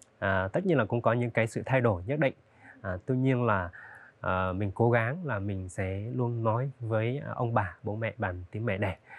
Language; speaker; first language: Vietnamese; non-native, local second language; Hmong